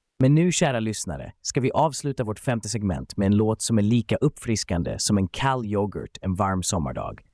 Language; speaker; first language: Swedish; native; Swedish